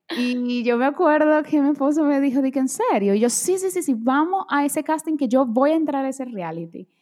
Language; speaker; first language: Spanish; early bilingual, other home language; Portuguese